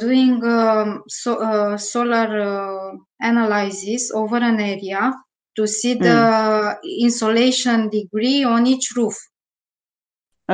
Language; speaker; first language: English; non-native, learner; Romanian